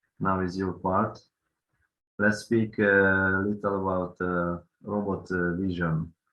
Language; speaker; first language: English; non-native, fluent; Hungarian